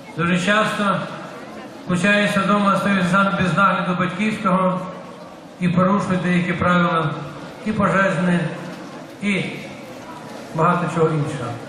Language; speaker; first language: Ukrainian; native; Ukrainian